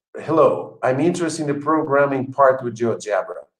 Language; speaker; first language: English; non-native, fluent; Portuguese